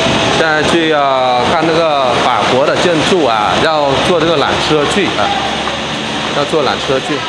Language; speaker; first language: Chinese; non-native, learner; Vietnamese